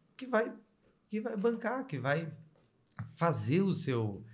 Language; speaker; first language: Portuguese; native; Portuguese